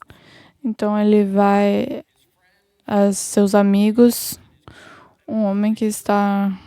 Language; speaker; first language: Portuguese; non-native, fluent; English